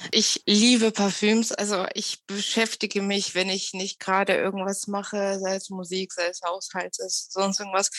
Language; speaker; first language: German; early bilingual, other home language; Russian